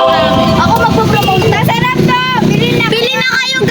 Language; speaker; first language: Filipino; native; Filipino